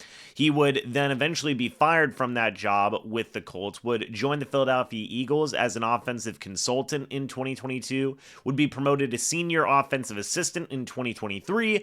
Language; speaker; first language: English; native; English